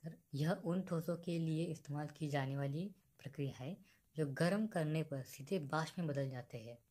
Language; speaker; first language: Hindi; non-native, local second language; Marathi